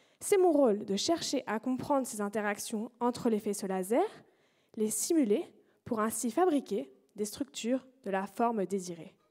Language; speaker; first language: French; native; French